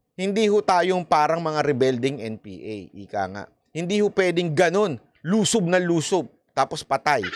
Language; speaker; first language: Filipino; native; Filipino